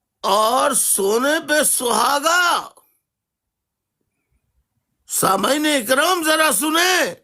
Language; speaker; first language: Urdu; native; Urdu